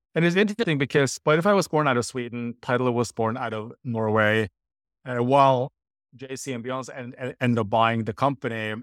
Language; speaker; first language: English; non-native, fluent; Norwegian